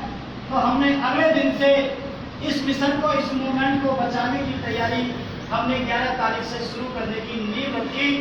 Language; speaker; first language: Hindi; native; Hindi